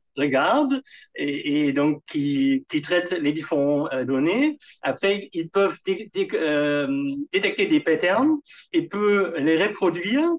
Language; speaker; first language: French; non-native, fluent; German